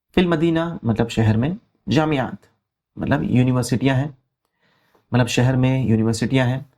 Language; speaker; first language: Urdu; native; Urdu